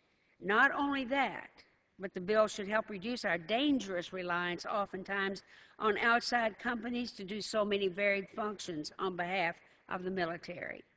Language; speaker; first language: English; native; English